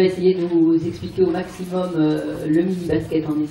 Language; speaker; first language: French; native; French